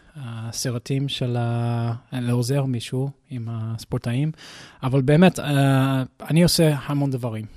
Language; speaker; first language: Hebrew; non-native, learner; English